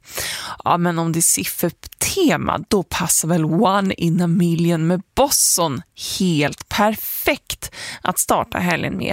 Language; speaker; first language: Swedish; native; Swedish